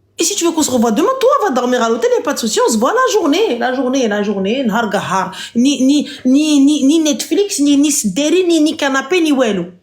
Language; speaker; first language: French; native; French